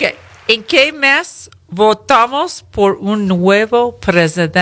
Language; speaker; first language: Spanish; early bilingual, other home language; English